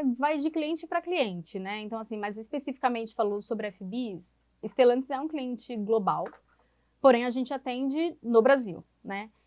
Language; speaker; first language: Portuguese; native; Portuguese